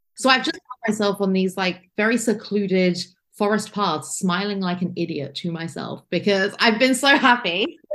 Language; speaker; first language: English; native; English